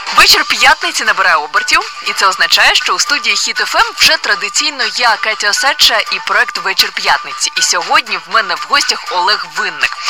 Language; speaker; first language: Ukrainian; native; Ukrainian